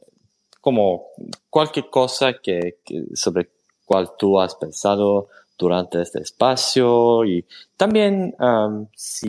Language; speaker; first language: Spanish; non-native, fluent; Swedish